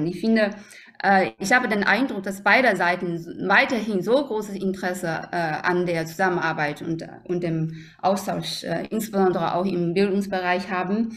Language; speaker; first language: German; non-native, fluent; Chinese